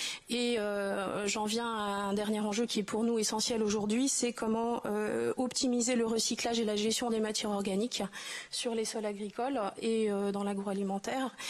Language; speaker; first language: French; native; French